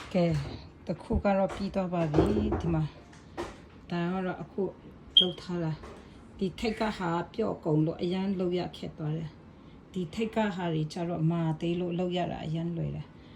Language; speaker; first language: Burmese; non-native, local second language; Kachin